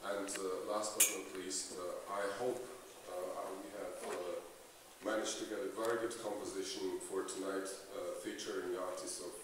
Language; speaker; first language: English; non-native, fluent; Slovak